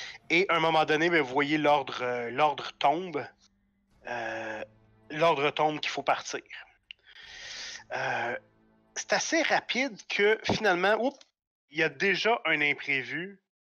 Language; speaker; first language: French; native; French